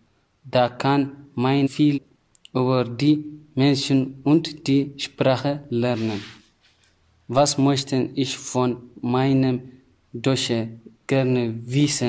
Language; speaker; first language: German; non-native, learner; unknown